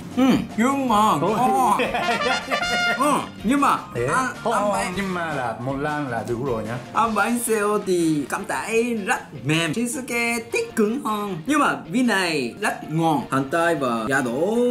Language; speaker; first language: Vietnamese; non-native, learner; Japanese